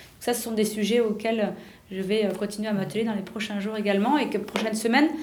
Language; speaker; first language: French; native; French